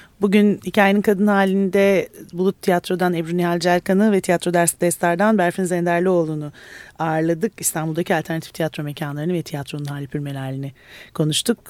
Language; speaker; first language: Turkish; native; Turkish